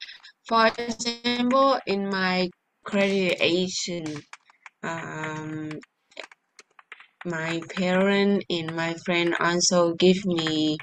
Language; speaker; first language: English; non-native, learner; Vietnamese